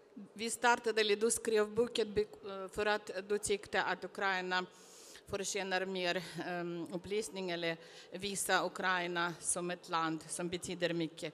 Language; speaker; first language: Swedish; non-native, fluent; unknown